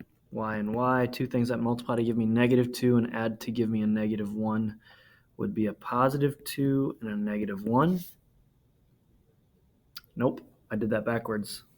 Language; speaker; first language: English; native; English